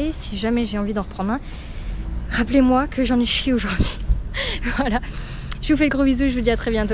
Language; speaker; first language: French; native; French